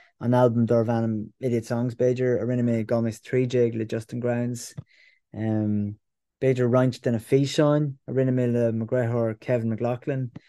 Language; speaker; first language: Irish; non-native, local second language; English